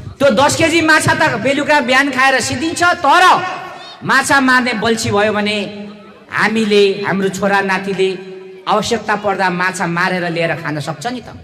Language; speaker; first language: Nepali; non-native, local second language; Limbu